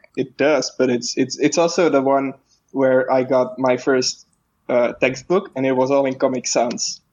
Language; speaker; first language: English; non-native, fluent; Dutch